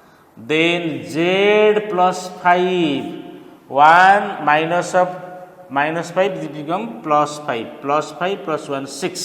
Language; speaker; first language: English; non-native, local second language; Odia